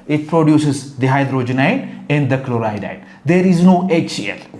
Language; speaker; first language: English; non-native, local second language; Amharic